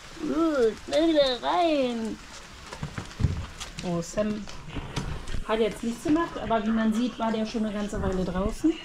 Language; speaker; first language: German; native; German